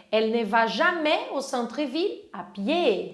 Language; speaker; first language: French; non-native, fluent; Portuguese